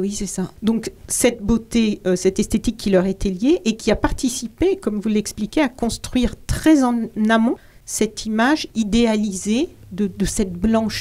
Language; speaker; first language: French; native; French